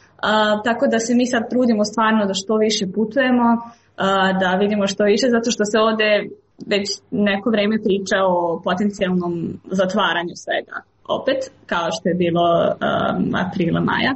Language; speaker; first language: Serbian; native; Serbian